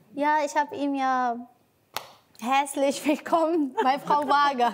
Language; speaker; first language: German; non-native, learner; Arabic